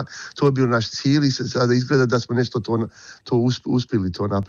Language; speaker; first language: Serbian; early bilingual, heritage; Croatian